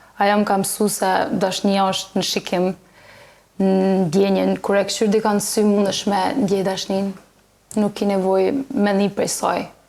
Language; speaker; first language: Albanian; early bilingual, heritage; Albanian